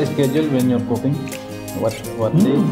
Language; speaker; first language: English; non-native, learner; Filipino